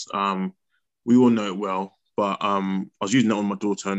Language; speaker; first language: English; native; English